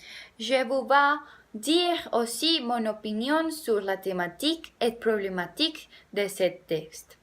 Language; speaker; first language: French; non-native, learner; Spanish